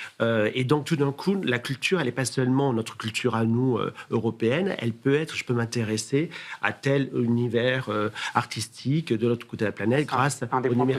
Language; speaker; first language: French; native; French